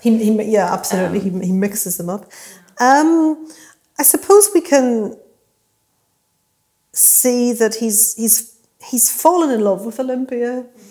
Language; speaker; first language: English; native; English